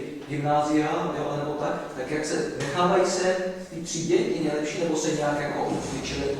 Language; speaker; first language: Czech; native; Czech